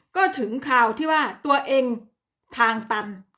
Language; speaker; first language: Thai; native; Thai